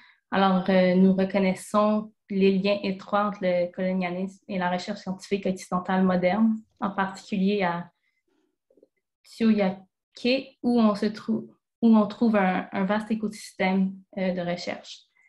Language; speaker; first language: French; native; French